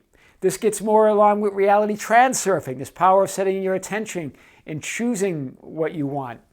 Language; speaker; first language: English; native; English